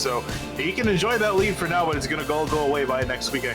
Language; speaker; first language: English; native; English